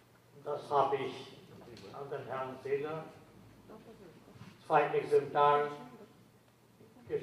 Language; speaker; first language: German; non-native, learner; Albanian